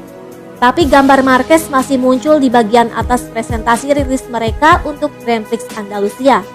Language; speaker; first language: Indonesian; native; Indonesian